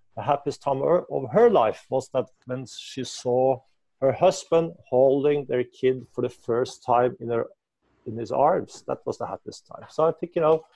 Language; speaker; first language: English; non-native, fluent; Norwegian